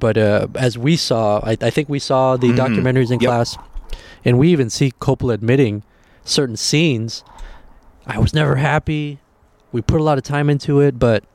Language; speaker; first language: English; early bilingual, other home language; Spanish